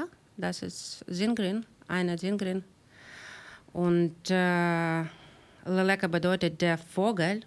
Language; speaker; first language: German; non-native, learner; Ukrainian